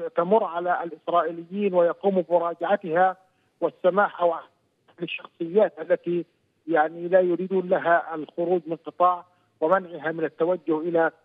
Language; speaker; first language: Arabic; native; Arabic